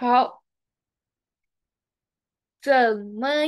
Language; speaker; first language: Chinese; non-native, learner; Indonesian